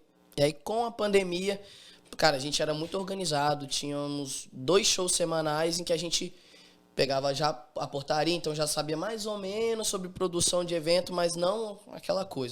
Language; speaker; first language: Portuguese; native; Portuguese